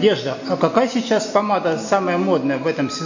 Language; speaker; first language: Russian; native; Russian